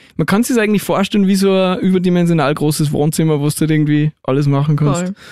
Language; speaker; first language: German; native; German